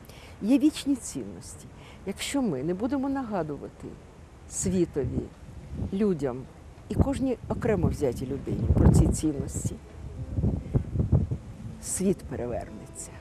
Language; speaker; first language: Ukrainian; native; Ukrainian